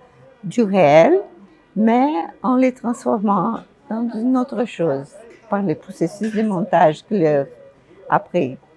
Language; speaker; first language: French; non-native, fluent; Portuguese